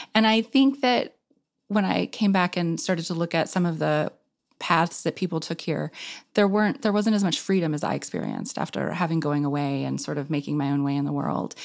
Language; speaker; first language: English; native; English